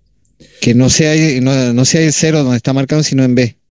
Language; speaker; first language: Spanish; native; Spanish